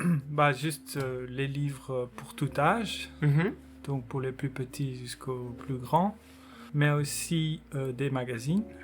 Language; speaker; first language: French; non-native, local second language; Dutch